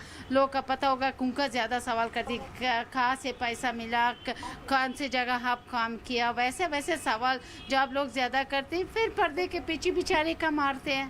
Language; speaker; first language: Hindi; non-native, learner; Persian